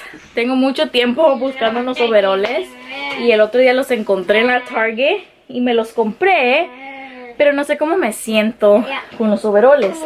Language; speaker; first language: Spanish; early bilingual, heritage; Spanish